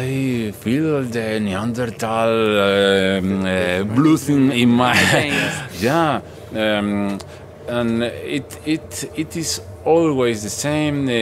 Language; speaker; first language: English; non-native, learner; Spanish